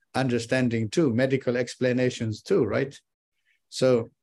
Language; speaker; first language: English; non-native, fluent; Chinese